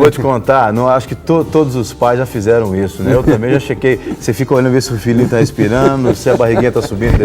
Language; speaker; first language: Portuguese; native; Portuguese